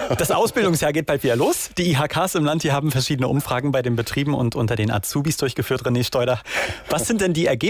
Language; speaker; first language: German; native; German